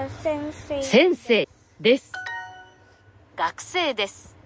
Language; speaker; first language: Japanese; non-native, learner; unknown